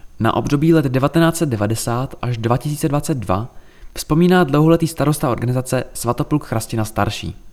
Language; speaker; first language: Czech; native; Czech